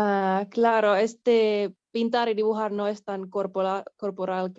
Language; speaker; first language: Spanish; non-native, fluent; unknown